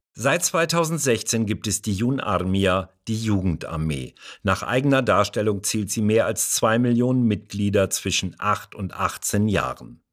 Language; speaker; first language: German; native; German